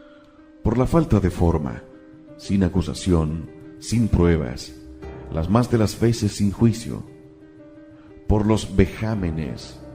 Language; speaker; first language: Spanish; native; Spanish